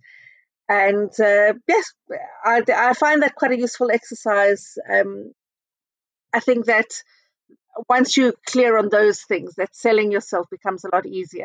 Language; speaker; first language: English; native; English